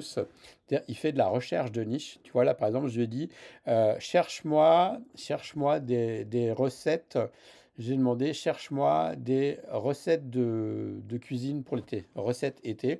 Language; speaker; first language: French; native; French